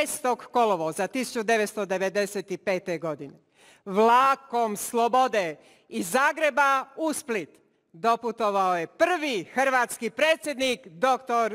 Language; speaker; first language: Bosnian; native; Bosnian